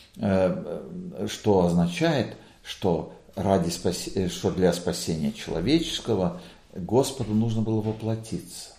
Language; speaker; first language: Russian; non-native, local second language; Latvian